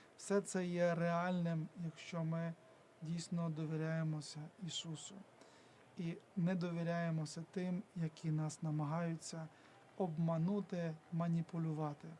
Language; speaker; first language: Ukrainian; native; Ukrainian